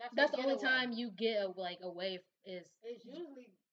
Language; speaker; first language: English; native; English